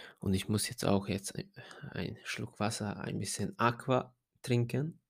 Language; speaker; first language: German; non-native, fluent; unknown